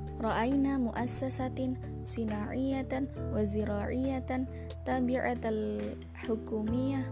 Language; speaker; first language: Arabic; non-native, learner; Indonesian